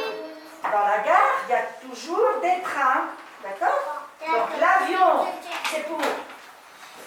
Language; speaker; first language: French; non-native, local second language; Arabic